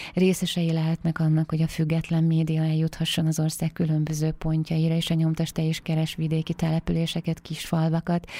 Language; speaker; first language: Hungarian; native; Hungarian